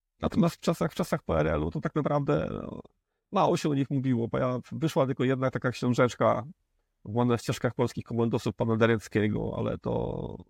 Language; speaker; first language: Polish; native; Polish